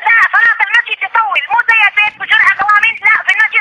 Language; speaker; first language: Arabic; native; Arabic